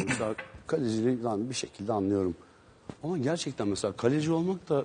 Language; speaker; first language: Turkish; native; Turkish